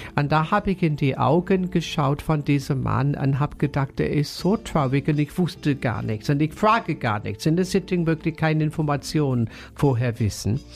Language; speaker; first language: German; non-native, fluent; English